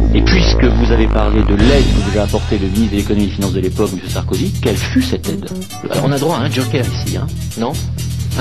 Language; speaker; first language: French; native; French